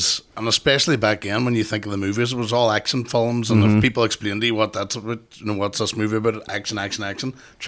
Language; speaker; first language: English; native; English